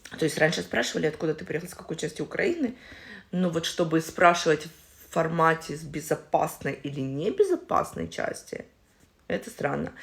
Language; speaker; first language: Russian; native; Russian